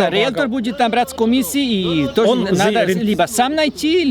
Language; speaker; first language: Russian; non-native, fluent; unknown